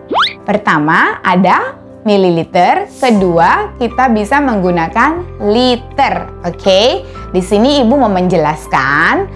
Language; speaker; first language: Indonesian; native; Indonesian